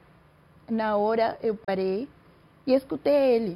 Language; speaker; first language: Portuguese; non-native, fluent; Spanish